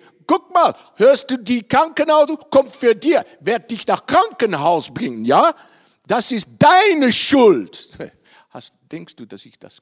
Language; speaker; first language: German; non-native, learner; Dutch